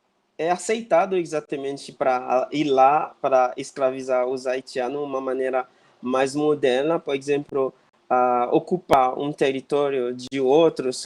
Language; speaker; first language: Portuguese; non-native, fluent; Haitian Creole